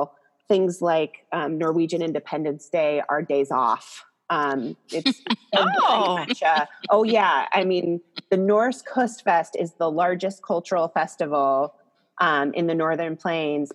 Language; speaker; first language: English; native; English